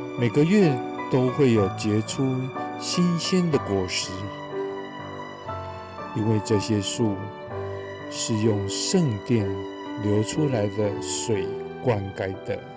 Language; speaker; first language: Chinese; native; Chinese